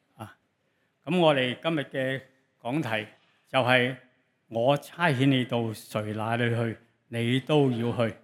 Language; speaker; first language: Cantonese; native; Cantonese